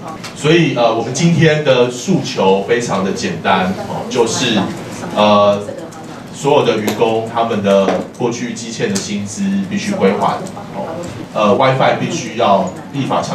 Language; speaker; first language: Chinese; native; Chinese